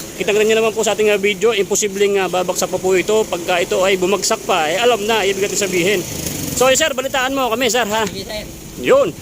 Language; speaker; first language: Filipino; native; Filipino